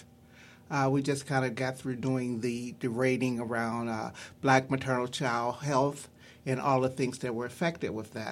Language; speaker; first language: English; native; English